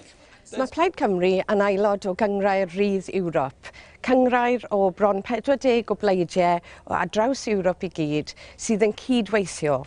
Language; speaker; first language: Welsh; non-native, local second language; English